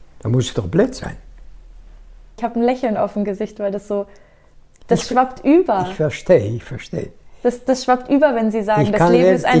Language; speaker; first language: German; non-native, fluent; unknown